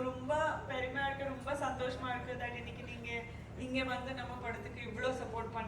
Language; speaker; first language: Tamil; non-native, fluent; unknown